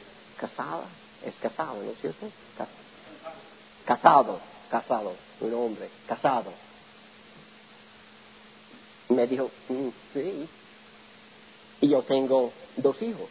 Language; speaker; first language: Spanish; non-native, learner; English